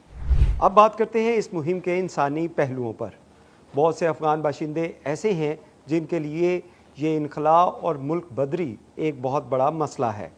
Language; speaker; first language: Urdu; native; Urdu